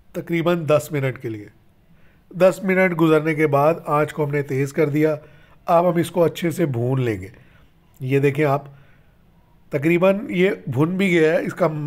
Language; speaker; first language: Urdu; native; Urdu